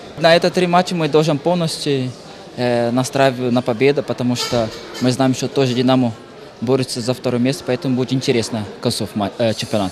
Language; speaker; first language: Russian; non-native, fluent; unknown